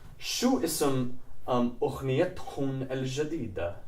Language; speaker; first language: Arabic; non-native, fluent; English